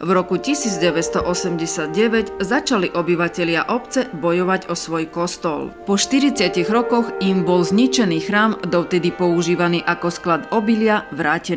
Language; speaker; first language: Slovak; native; Slovak